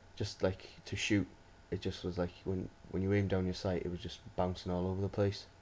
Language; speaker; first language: English; native; English